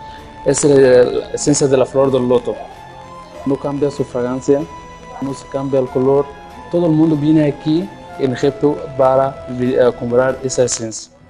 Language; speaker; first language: Spanish; non-native, fluent; Arabic